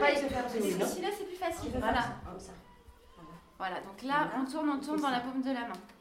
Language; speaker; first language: French; native; French